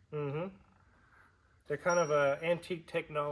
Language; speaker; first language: English; native; English